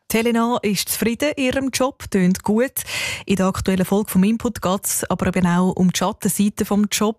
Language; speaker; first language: German; native; German